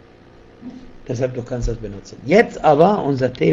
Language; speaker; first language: German; non-native, fluent; Arabic